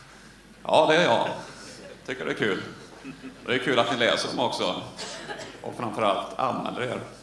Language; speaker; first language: Swedish; native; Swedish